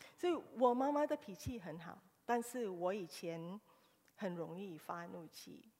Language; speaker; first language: Chinese; early bilingual, heritage; Chinese